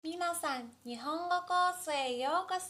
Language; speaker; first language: Japanese; non-native, fluent; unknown